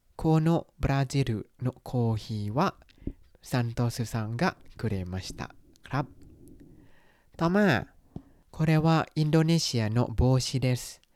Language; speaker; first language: Japanese; non-native, fluent; Thai